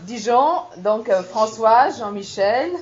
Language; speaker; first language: French; native; French